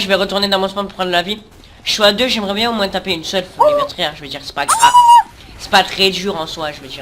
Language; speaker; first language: French; native; French